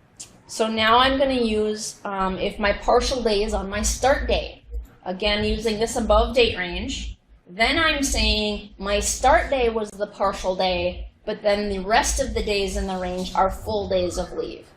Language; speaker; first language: English; native; English